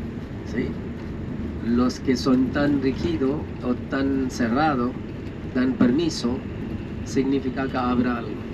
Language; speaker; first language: Spanish; non-native, fluent; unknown